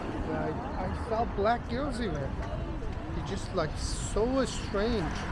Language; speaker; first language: English; non-native, fluent; Persian